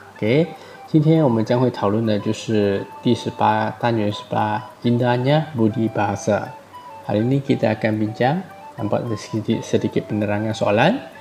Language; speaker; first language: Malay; non-native, local second language; Chinese